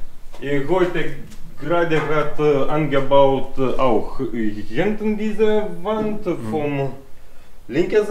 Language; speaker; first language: German; non-native, learner; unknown